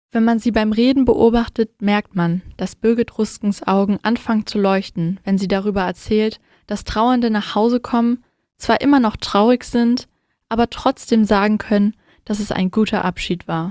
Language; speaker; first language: German; native; German